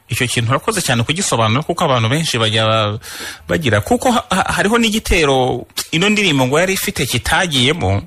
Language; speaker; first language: Kinyarwanda; native; Kinyarwanda